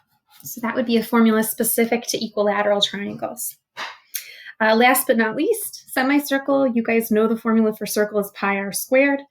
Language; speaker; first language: English; native; English